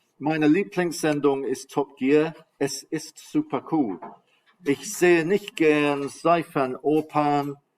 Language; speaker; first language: German; non-native, fluent; English